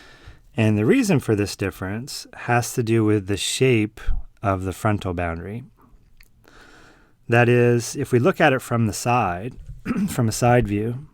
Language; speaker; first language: English; native; English